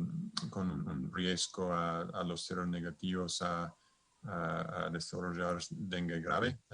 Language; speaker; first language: Spanish; non-native, fluent; English